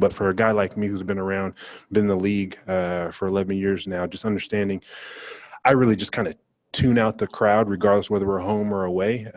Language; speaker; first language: English; native; English